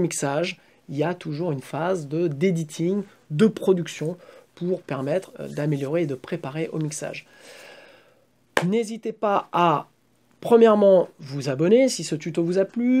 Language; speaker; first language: French; native; French